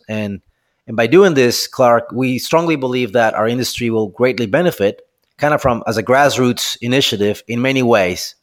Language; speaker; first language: English; non-native, fluent; Spanish